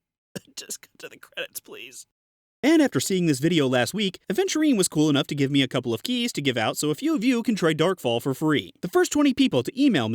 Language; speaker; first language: English; native; English